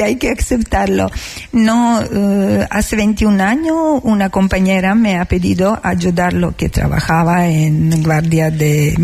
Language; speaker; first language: Spanish; non-native, learner; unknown